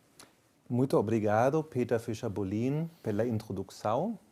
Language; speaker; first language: Portuguese; non-native, fluent; German